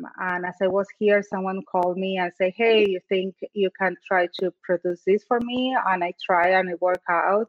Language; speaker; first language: English; non-native, fluent; Spanish